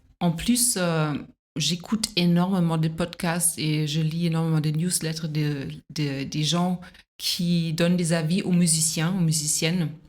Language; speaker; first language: French; non-native, fluent; German